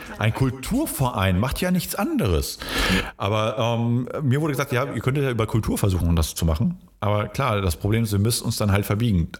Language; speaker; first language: German; early bilingual, other home language; Polish